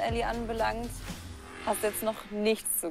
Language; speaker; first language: German; native; German